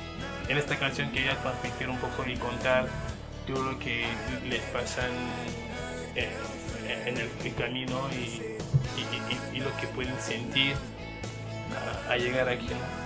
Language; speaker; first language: Spanish; non-native, fluent; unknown